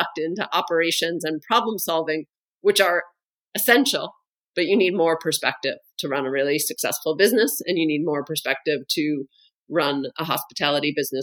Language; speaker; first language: English; native; English